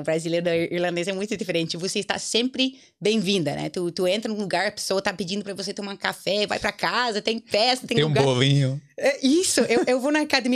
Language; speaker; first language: Portuguese; non-native, fluent; English